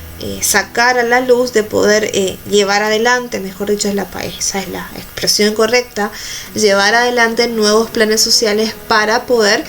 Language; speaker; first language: Spanish; native; Spanish